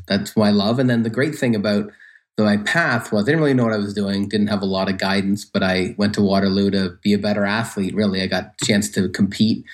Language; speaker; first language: English; native; English